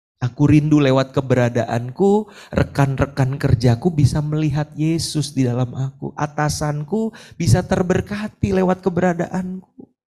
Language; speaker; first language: Indonesian; native; Indonesian